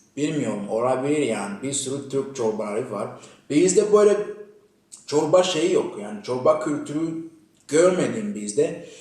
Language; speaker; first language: Turkish; non-native, fluent; Kinyarwanda